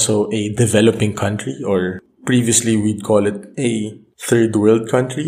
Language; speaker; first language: English; non-native, local second language; Filipino